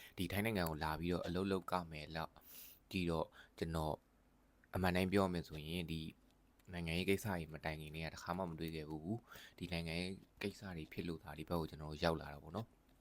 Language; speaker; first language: Burmese; native; Burmese